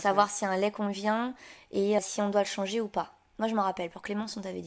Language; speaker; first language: French; native; French